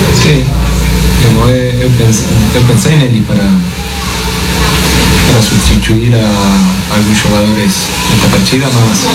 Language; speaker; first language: Portuguese; non-native, fluent; Spanish